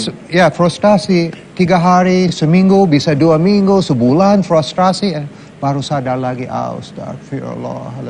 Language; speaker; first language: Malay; non-native, fluent; English